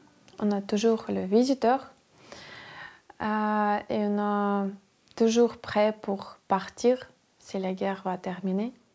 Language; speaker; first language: French; non-native, learner; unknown